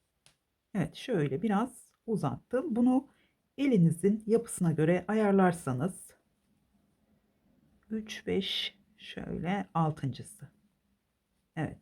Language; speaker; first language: Turkish; native; Turkish